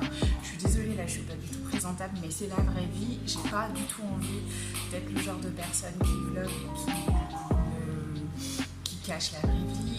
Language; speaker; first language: French; native; French